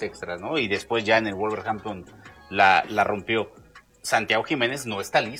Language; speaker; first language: Spanish; native; Spanish